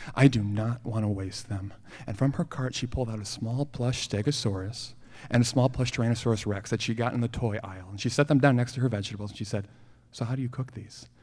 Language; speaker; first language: English; native; English